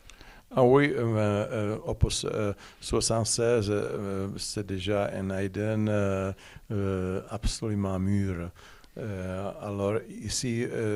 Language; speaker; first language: French; non-native, learner; Czech